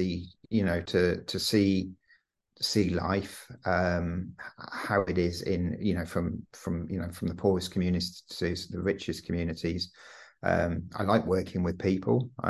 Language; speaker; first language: English; native; English